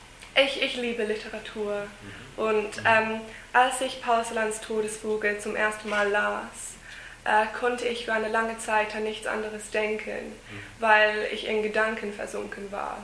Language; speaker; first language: German; non-native, fluent; English